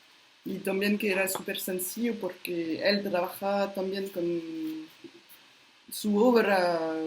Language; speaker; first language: Spanish; non-native, fluent; French